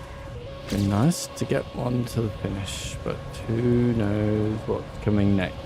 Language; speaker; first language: English; native; English